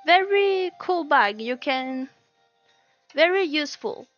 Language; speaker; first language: English; non-native, learner; French